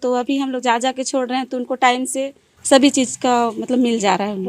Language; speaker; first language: Hindi; non-native, local second language; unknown